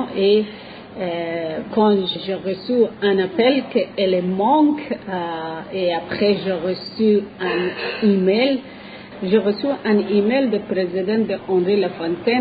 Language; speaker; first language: French; non-native, learner; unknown